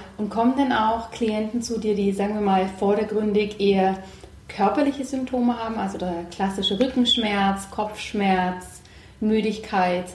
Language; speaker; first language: German; native; German